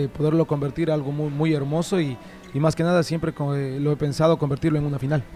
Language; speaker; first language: Spanish; native; Spanish